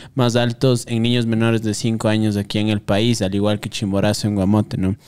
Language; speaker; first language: Spanish; native; Spanish